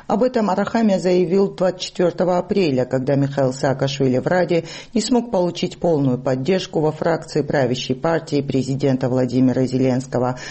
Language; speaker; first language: Russian; non-native, local second language; Georgian